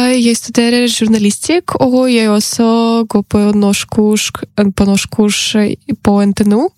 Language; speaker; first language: Norwegian; non-native, learner; Ukrainian